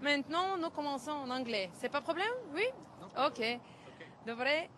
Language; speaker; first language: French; non-native, learner; Bulgarian